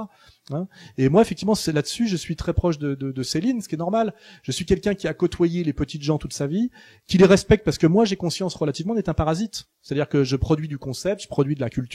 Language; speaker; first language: French; native; French